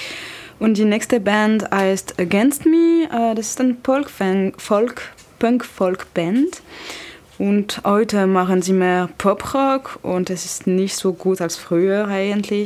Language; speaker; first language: German; non-native, learner; French